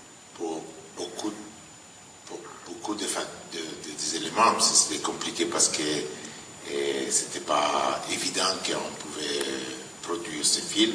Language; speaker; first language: French; non-native, fluent; Italian